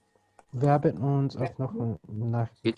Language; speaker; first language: German; non-native, learner; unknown